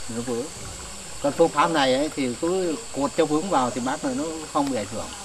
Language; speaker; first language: Vietnamese; non-native, local second language; Muong